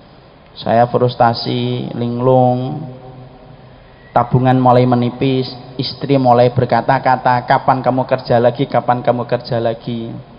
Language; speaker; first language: Indonesian; native; Indonesian